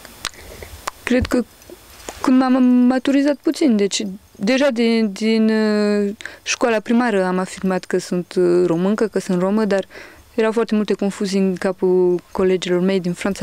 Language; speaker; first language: Romanian; early bilingual, heritage; Romanian